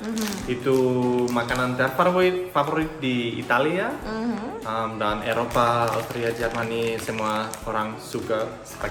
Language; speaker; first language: Indonesian; non-native, learner; German